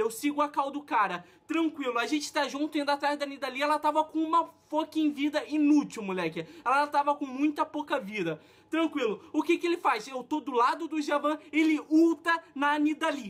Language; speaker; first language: Portuguese; native; Portuguese